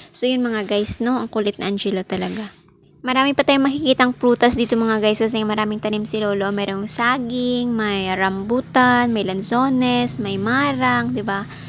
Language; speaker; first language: Filipino; non-native, local second language; Hiligaynon